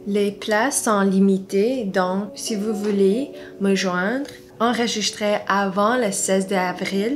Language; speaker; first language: French; non-native, learner; English